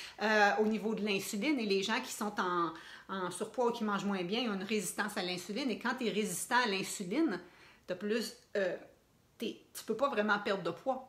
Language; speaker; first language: French; native; French